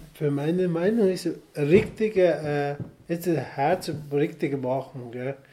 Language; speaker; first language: German; non-native, fluent; Nepali